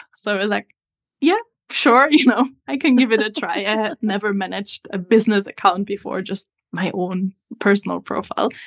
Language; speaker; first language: English; non-native, fluent; Italian